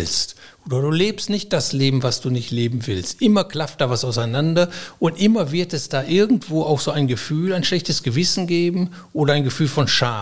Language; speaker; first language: German; native; German